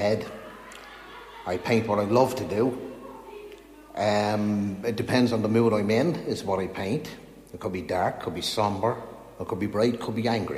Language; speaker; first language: English; native; English